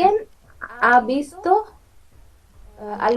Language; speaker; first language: Spanish; non-native, learner; Bangla